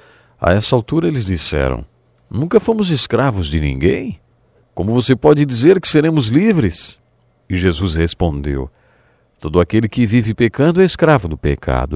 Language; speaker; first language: Portuguese; native; Portuguese